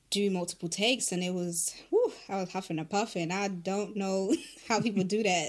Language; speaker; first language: English; non-native, local second language; Shona